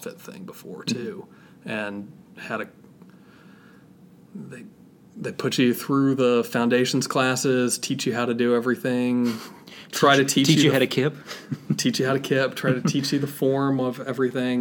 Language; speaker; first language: English; native; English